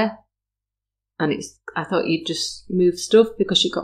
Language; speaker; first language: English; native; English